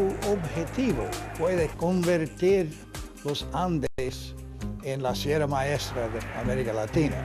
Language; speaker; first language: Spanish; non-native, fluent; English